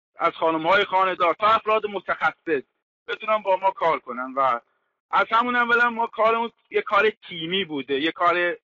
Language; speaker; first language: Persian; non-native, local second language; Azerbaijani